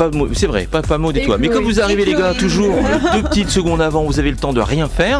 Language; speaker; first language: French; native; French